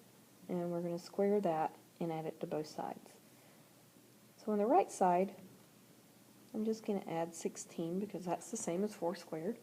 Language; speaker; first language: English; native; English